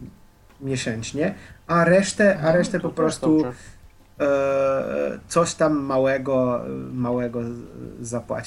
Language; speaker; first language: Polish; non-native, fluent; Slovenian